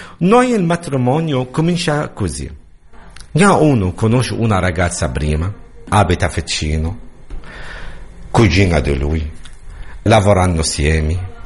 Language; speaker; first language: Italian; non-native, learner; Arabic